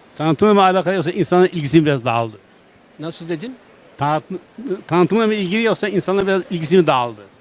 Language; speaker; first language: Turkish; native; Turkish